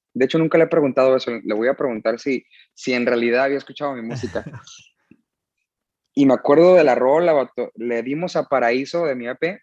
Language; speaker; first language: Spanish; early bilingual, heritage; Spanish